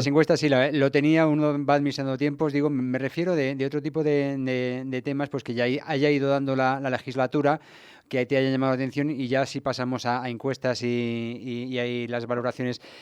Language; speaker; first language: Spanish; native; Spanish